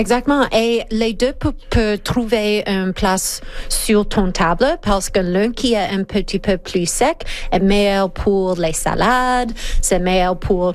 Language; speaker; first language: French; non-native, learner; English